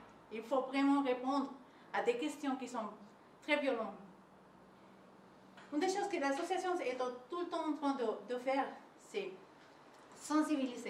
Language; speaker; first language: French; non-native, learner; Spanish